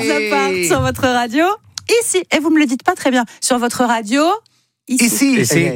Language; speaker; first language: French; native; French